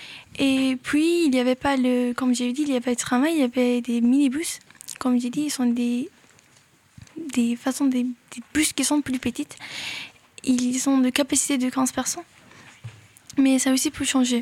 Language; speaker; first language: French; non-native, learner; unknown